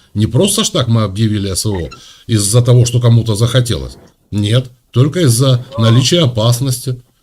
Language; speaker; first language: Russian; native; Russian